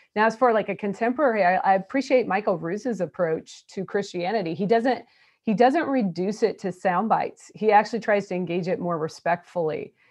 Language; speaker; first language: English; native; English